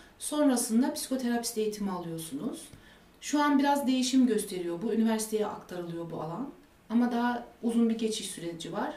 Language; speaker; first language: Turkish; early bilingual, heritage; Turkish